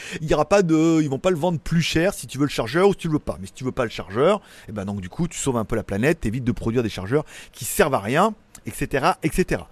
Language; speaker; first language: French; native; French